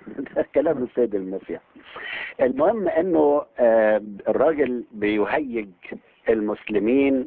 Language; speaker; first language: Arabic; native; Arabic